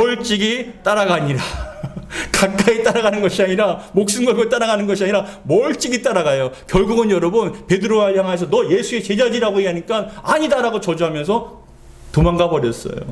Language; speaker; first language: Korean; native; Korean